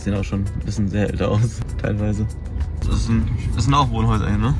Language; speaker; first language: German; native; German